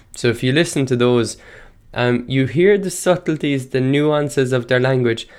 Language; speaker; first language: English; non-native, local second language; Irish